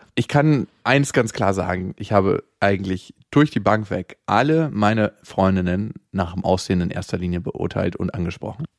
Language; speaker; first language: German; native; German